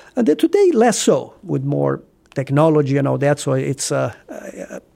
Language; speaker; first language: English; non-native, fluent; Portuguese